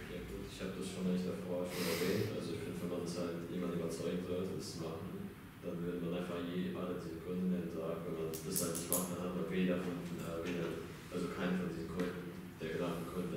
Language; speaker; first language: German; native; German